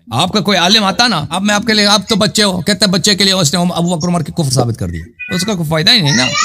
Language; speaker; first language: Urdu; non-native, local second language; Punjabi